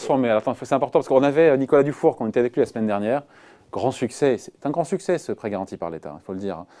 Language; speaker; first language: French; native; French